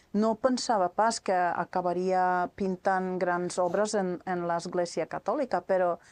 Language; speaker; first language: Catalan; non-native, fluent; Norwegian